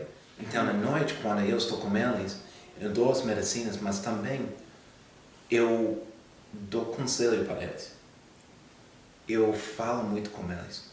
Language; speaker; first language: Portuguese; non-native, fluent; English